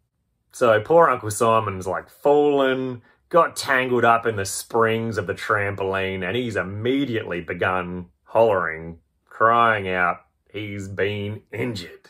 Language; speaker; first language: English; native; English